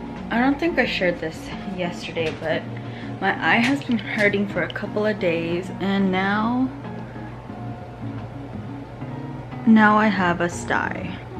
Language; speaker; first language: English; early bilingual, other home language; Korean